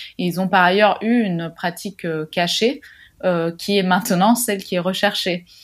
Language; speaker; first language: French; non-native, fluent; Italian